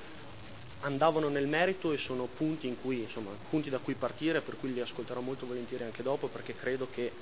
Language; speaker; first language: Italian; native; Italian